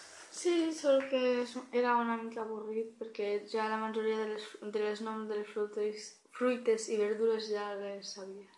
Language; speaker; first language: Catalan; non-native, learner; Spanish